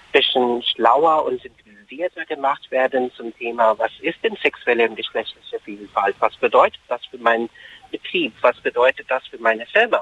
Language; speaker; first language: German; non-native, fluent; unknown